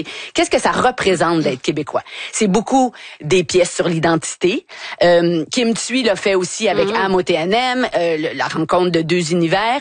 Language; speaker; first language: French; native; French